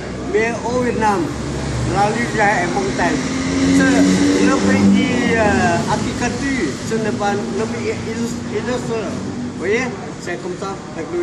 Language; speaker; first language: French; non-native, learner; Vietnamese